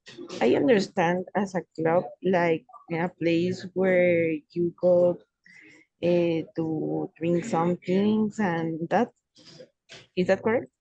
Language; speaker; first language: English; non-native, fluent; Spanish